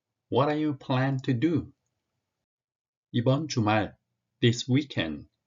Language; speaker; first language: English; non-native, fluent; Korean